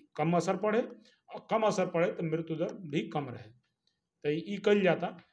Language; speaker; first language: Hindi; native; Hindi